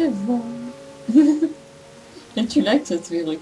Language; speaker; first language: French; native; French